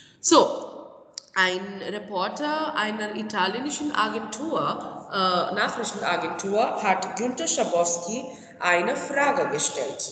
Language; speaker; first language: German; non-native, fluent; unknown